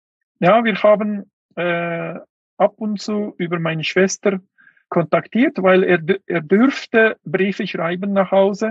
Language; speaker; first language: German; non-native, fluent; Uyghur